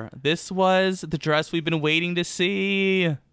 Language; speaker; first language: English; early bilingual, other home language; Romanian